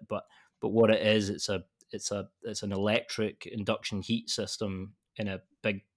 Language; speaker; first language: English; native; English